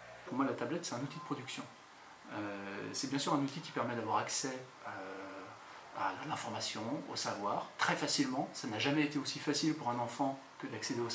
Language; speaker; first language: French; native; French